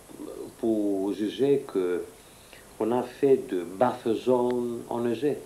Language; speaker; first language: French; non-native, fluent; Greek